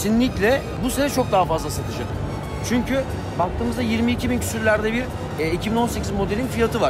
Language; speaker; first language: Turkish; native; Turkish